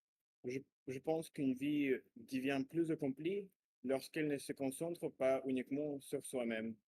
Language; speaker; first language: French; non-native, learner; Russian